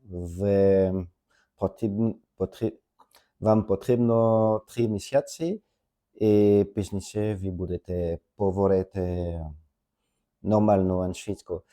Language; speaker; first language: Ukrainian; non-native, learner; French